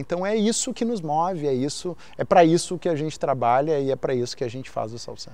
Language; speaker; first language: Portuguese; native; Portuguese